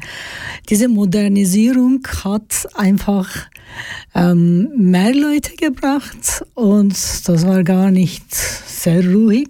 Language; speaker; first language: German; non-native, learner; Georgian